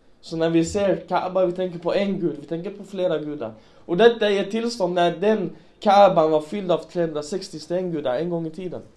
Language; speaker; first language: Swedish; early bilingual, other home language; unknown